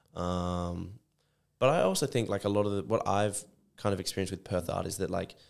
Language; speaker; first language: English; native; English